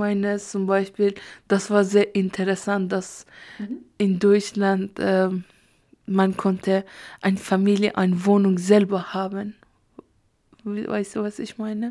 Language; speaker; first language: German; non-native, learner; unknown